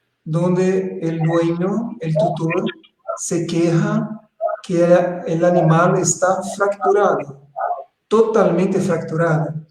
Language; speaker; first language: Spanish; non-native, fluent; Portuguese